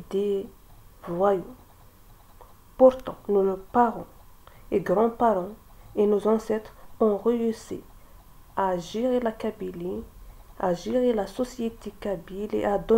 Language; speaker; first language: French; non-native, local second language; Kabyle